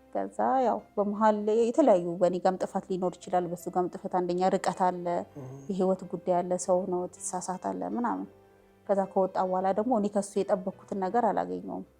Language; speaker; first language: Amharic; native; Amharic